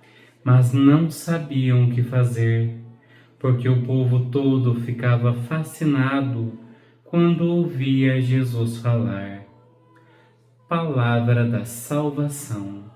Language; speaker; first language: Portuguese; native; Portuguese